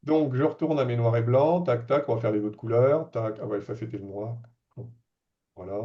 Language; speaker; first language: French; native; French